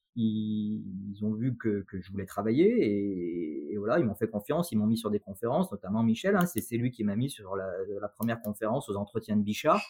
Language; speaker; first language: French; native; French